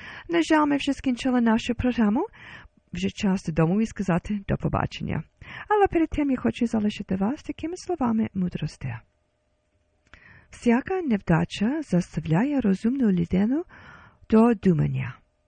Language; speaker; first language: Ukrainian; early bilingual, heritage; Ukrainian